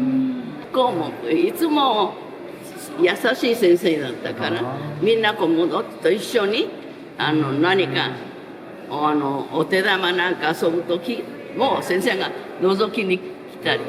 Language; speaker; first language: Japanese; early bilingual, heritage; Spanish